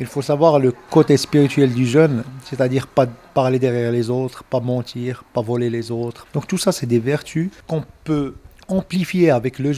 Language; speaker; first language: French; non-native, local second language; Arabic